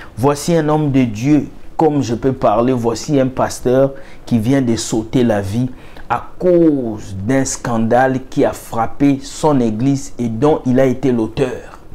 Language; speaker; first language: French; non-native, local second language; Lingala